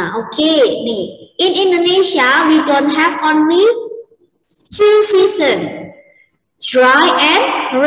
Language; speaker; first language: English; non-native, learner; Indonesian